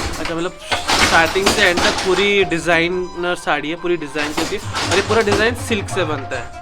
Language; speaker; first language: Hindi; non-native, local second language; Bangla